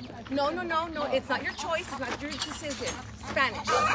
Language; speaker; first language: English; early bilingual, other home language; Spanish